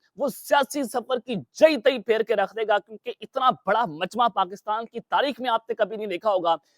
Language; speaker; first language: Urdu; non-native, local second language; Punjabi